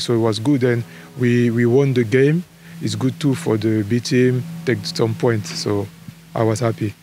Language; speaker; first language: English; non-native, learner; French